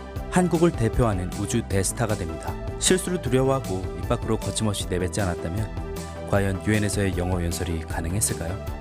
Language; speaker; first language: Korean; native; Korean